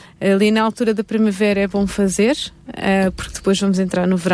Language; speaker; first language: Portuguese; native; Portuguese